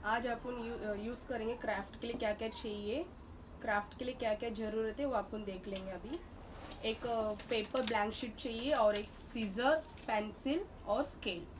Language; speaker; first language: Hindi; non-native, local second language; Tamil